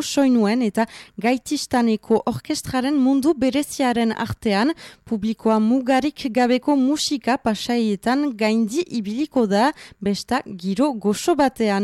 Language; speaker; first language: Basque; native; Basque